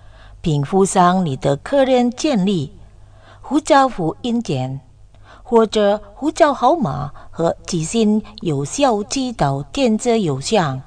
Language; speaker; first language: Chinese; non-native, learner; Indonesian